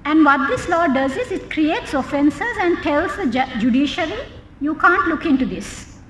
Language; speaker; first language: English; non-native, local second language; Sinhala